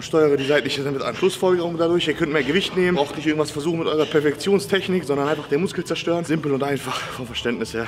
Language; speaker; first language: German; native; German